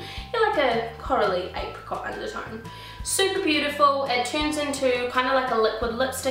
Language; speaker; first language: English; native; English